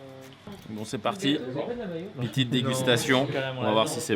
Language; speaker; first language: French; native; French